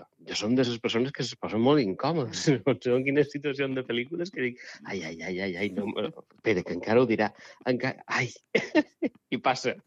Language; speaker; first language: Catalan; native; Catalan